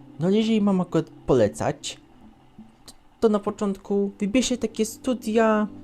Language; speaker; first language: Polish; native; Polish